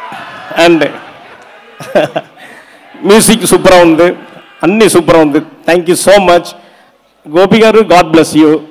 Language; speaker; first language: Telugu; non-native, learner; Tamil